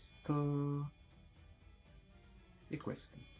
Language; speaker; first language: Italian; non-native, fluent; Portuguese